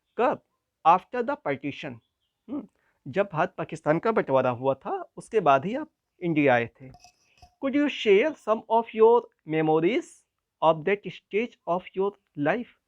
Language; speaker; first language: Hindi; native; Hindi